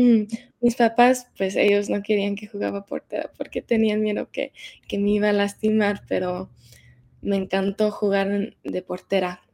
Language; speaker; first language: Spanish; early bilingual, heritage; Spanish